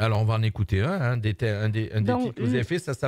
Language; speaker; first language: French; native; French